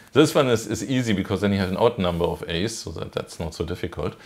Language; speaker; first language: English; non-native, fluent; German